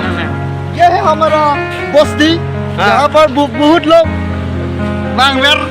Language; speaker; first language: Hindi; non-native, local second language; Karbi